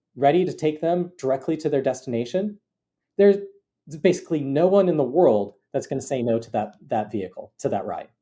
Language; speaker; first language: English; native; English